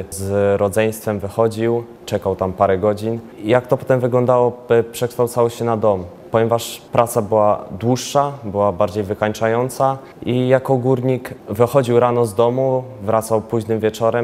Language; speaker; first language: Polish; native; Polish